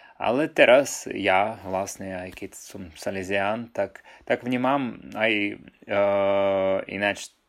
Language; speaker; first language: Slovak; non-native, fluent; Russian